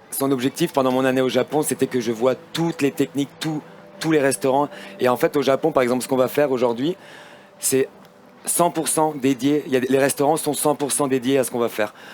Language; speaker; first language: French; native; French